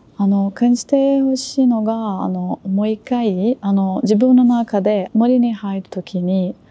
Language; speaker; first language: Japanese; non-native, learner; Portuguese